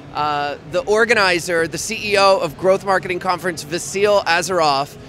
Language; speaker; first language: English; native; English